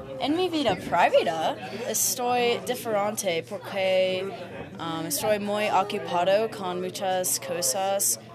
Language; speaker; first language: Spanish; non-native, learner; English